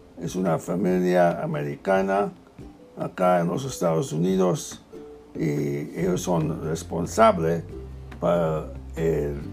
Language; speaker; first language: Spanish; non-native, learner; English